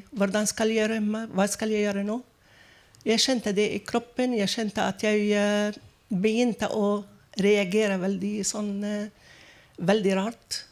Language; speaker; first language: Norwegian; non-native, fluent; Arabic